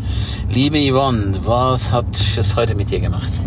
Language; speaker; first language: German; native; German